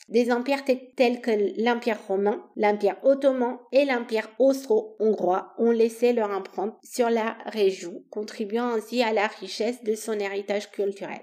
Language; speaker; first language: French; non-native, fluent; Romanian